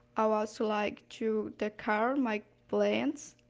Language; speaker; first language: English; non-native, learner; Portuguese